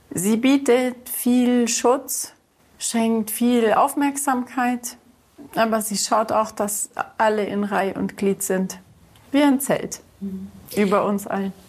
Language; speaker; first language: German; early bilingual, other home language; Greek